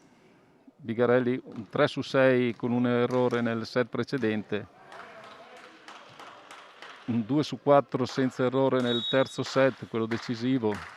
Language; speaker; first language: Italian; native; Italian